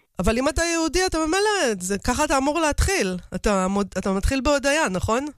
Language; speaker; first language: Hebrew; native; Hebrew